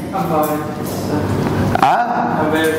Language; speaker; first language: English; non-native, learner; Vietnamese